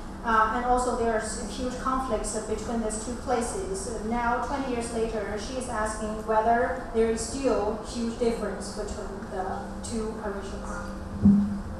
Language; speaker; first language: English; non-native, fluent; Chinese